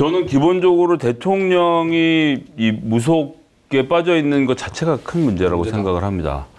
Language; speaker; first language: Korean; native; Korean